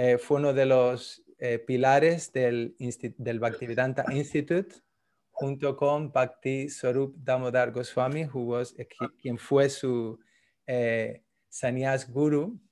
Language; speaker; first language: Spanish; native; Spanish